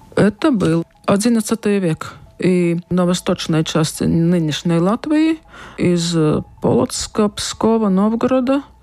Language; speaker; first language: Russian; non-native, local second language; Latvian